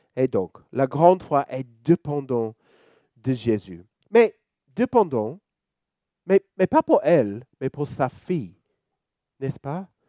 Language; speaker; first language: French; non-native, fluent; English